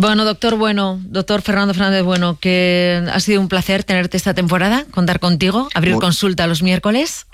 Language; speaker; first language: Spanish; native; Spanish